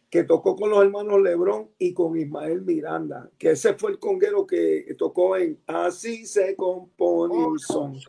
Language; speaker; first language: Spanish; early bilingual, heritage; Spanish